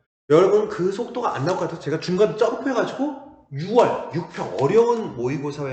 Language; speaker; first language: Korean; native; Korean